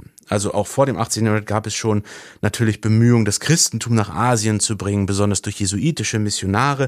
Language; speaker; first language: German; native; German